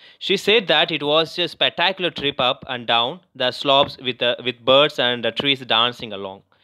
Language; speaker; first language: English; non-native, local second language; Tamil